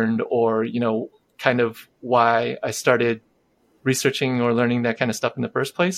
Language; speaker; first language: English; native; English